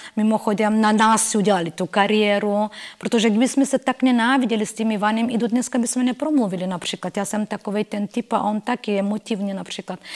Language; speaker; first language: Czech; non-native, fluent; Bulgarian